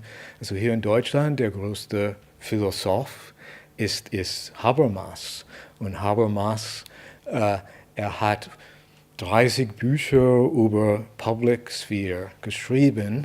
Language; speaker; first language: German; non-native, fluent; English